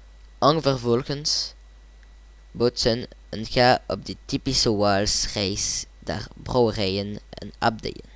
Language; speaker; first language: Dutch; non-native, learner; French